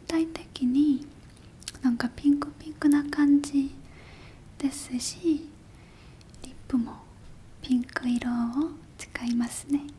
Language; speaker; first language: Japanese; non-native, learner; Korean